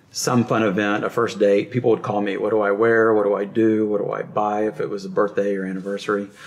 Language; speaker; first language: English; native; English